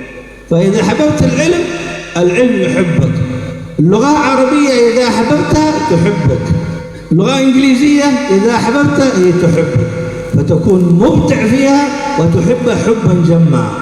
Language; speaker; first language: Arabic; native; Arabic